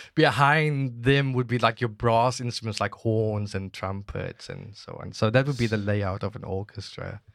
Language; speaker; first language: English; native; English